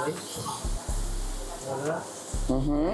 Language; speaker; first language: French; non-native, learner; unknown